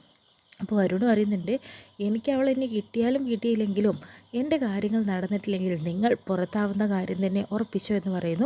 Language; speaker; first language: Malayalam; native; Malayalam